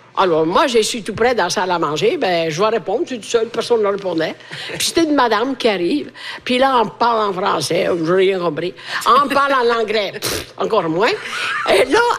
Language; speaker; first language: French; non-native, fluent; Italian